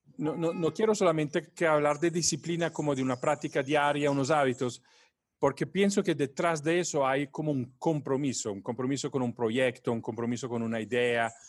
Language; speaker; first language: Spanish; non-native, fluent; Italian